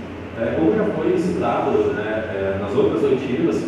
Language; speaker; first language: Portuguese; native; Portuguese